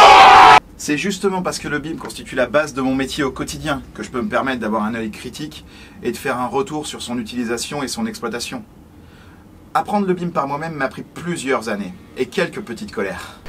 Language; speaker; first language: French; native; French